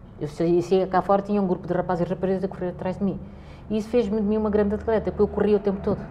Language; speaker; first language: Portuguese; non-native, local second language; Kabuverdianu